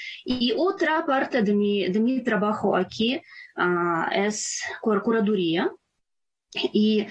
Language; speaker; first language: Spanish; non-native, fluent; Ukrainian